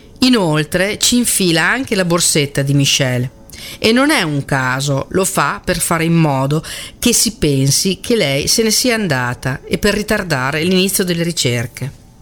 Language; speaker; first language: Italian; native; Italian